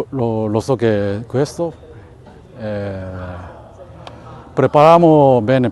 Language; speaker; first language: Italian; non-native, learner; Japanese